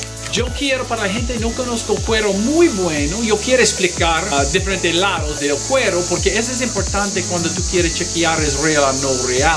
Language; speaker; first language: Spanish; non-native, learner; English